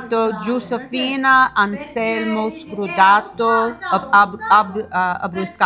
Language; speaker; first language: Italian; non-native, learner; English